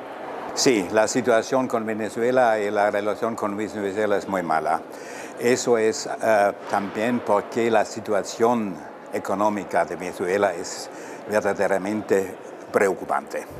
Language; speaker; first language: Spanish; non-native, fluent; German